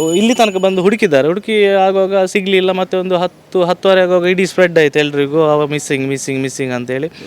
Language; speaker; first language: Kannada; native; Kannada